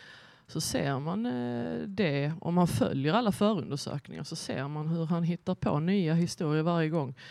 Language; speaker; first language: Swedish; native; Swedish